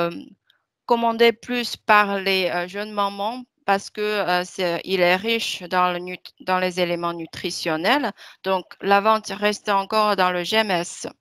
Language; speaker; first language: French; non-native, fluent; Chinese